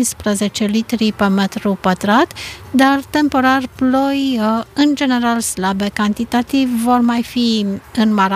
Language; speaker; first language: Romanian; native; Romanian